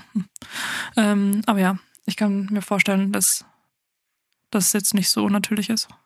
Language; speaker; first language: German; early bilingual, other home language; Afrikaans